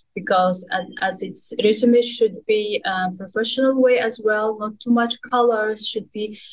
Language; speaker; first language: English; non-native, fluent; Russian